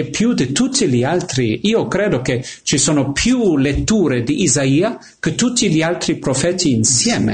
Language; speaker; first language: Italian; non-native, fluent; English